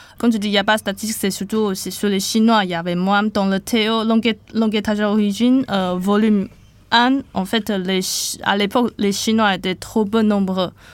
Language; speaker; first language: French; non-native, fluent; Chinese